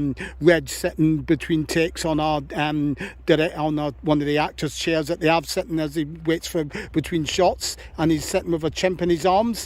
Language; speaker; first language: English; native; English